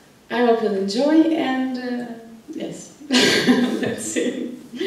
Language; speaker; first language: English; non-native, fluent; Italian